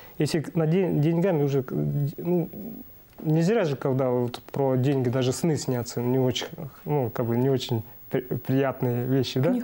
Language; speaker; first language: Russian; non-native, local second language; Buriat